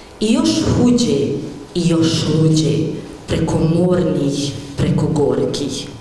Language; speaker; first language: Bosnian; native; Bosnian